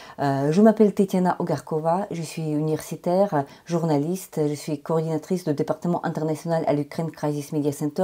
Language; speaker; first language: French; non-native, fluent; Ukrainian